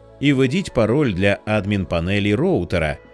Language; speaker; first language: Ukrainian; native; Ukrainian